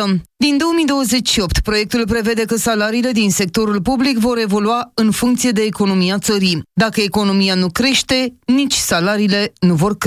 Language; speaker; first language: Romanian; native; Romanian